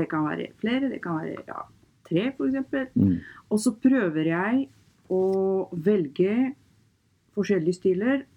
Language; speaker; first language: Norwegian; non-native, fluent; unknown